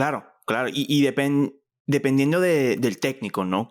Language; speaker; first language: Spanish; early bilingual, heritage; Spanish